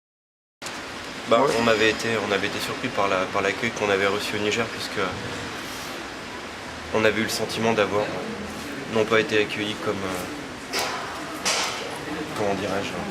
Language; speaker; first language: French; native; French